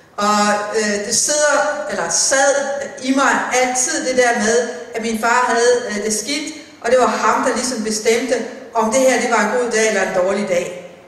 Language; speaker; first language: Danish; native; Danish